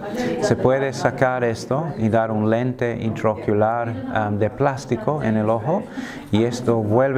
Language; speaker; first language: Spanish; non-native, fluent; English